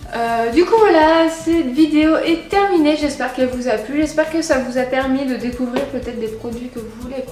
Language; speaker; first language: French; native; French